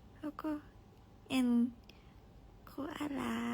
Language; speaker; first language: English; non-native, learner; Thai